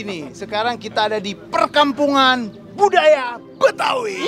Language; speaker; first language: Indonesian; native; Indonesian